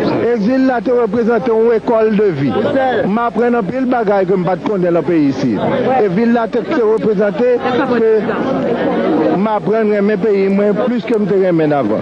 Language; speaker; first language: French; non-native, local second language; Haitian Creole